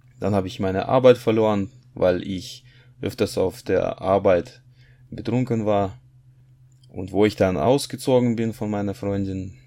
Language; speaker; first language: German; non-native, fluent; Russian